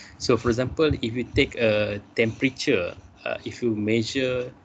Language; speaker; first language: English; non-native, local second language; Malay